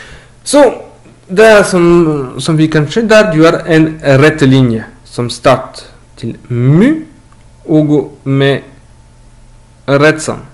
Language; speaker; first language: Norwegian; non-native, learner; French